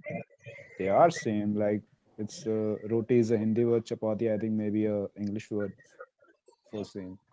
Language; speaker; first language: English; non-native, local second language; Hindi